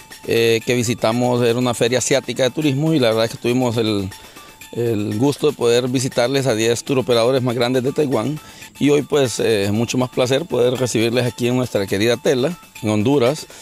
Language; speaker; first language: Spanish; native; Spanish